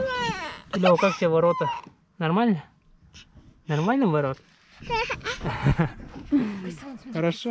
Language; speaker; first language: Russian; native; Russian